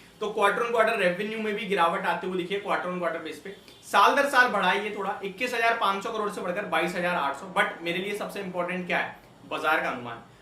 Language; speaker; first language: Hindi; native; Hindi